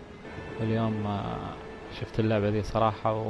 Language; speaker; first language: Arabic; native; Arabic